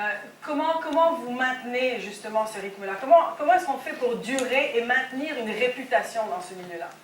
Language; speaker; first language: French; native; French